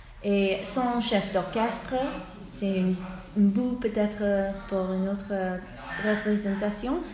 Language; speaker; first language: French; non-native, fluent; English